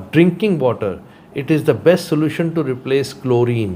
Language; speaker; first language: English; non-native, local second language; Punjabi